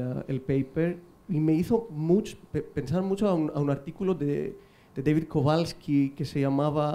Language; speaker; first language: Spanish; non-native, fluent; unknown